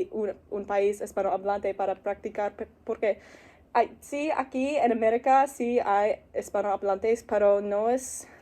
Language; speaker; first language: Spanish; non-native, learner; English